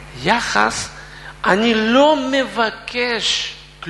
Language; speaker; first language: Hebrew; non-native, fluent; Russian